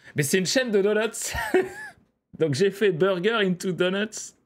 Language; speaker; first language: French; native; French